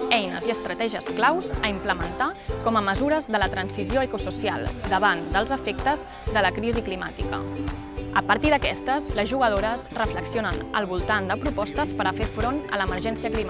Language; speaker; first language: Catalan; native; Catalan